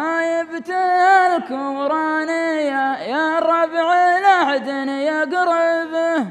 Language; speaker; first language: Arabic; native; Arabic